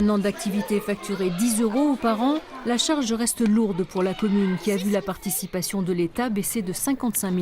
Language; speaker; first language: French; native; French